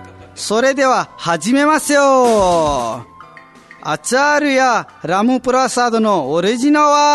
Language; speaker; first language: Japanese; non-native, fluent; Nepali